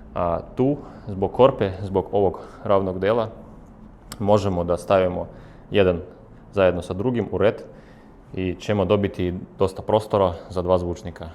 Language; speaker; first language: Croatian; non-native, fluent; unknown